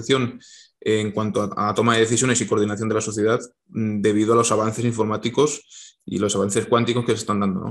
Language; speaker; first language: Spanish; native; Spanish